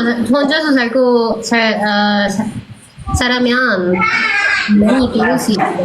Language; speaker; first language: Korean; non-native, learner; Filipino